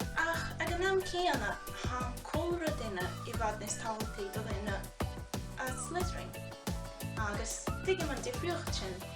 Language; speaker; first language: Irish; non-native, fluent; Portuguese